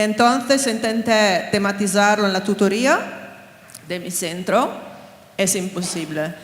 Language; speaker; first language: Spanish; non-native, fluent; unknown